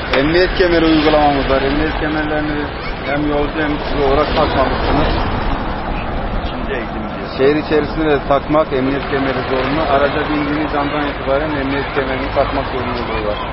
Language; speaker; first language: Turkish; native; Turkish